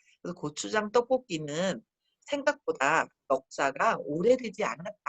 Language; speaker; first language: Korean; native; Korean